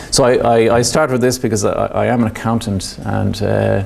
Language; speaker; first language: English; native; English